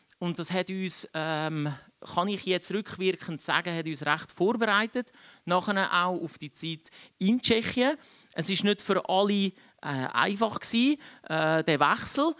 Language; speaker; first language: German; early bilingual, other home language; Czech